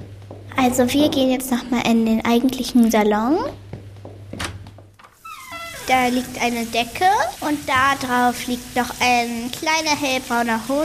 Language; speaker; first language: German; native; German